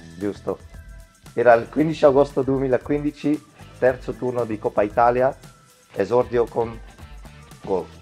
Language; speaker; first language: Italian; non-native, fluent; Dutch